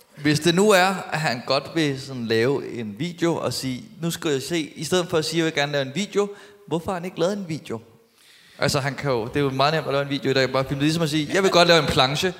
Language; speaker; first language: Danish; early bilingual, other home language; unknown